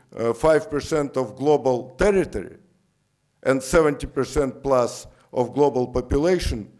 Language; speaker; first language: English; non-native, fluent; Russian